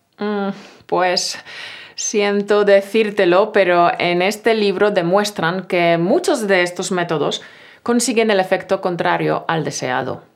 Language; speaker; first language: Spanish; native; Spanish